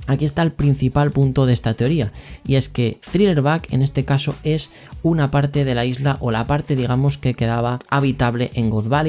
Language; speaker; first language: Spanish; native; Spanish